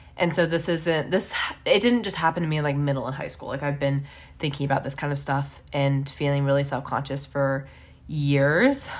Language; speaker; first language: English; native; English